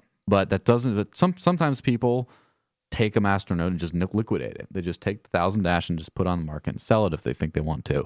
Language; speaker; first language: English; native; English